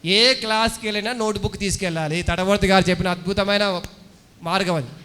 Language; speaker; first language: Telugu; native; Telugu